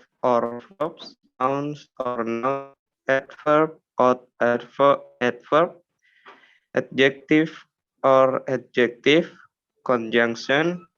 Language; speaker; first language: English; non-native, learner; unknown